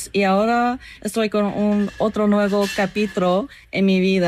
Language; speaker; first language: Spanish; non-native, learner; English